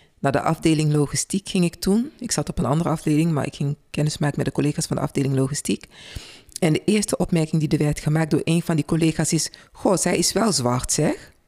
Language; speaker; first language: Dutch; early bilingual, other home language; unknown